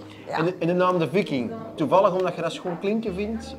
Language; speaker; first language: Dutch; native; Dutch